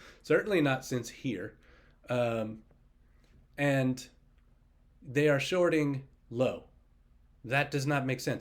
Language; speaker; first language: English; native; English